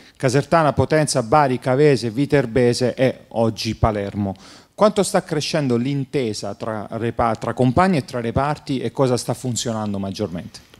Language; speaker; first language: Italian; native; Italian